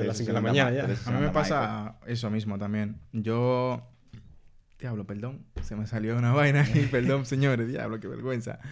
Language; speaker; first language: Spanish; native; Spanish